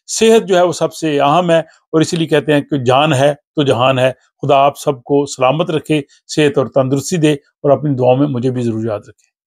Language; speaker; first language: Urdu; non-native, local second language; Punjabi